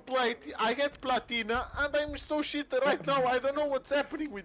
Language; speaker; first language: English; non-native, learner; Portuguese